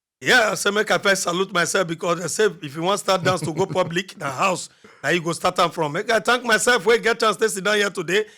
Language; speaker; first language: Nigerian Pidgin; native; Nigerian Pidgin